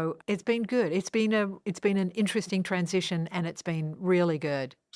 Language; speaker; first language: English; non-native, fluent; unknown